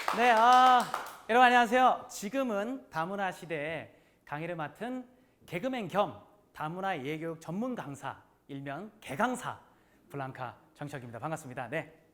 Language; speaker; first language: Korean; native; Korean